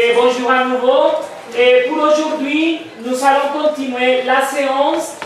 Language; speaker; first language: French; non-native, fluent; Spanish